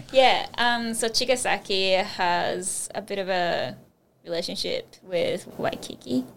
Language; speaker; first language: English; non-native, fluent; Japanese